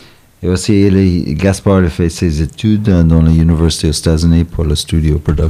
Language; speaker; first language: French; non-native, fluent; English